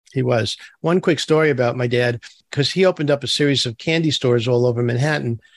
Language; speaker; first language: English; early bilingual, other home language; Turkish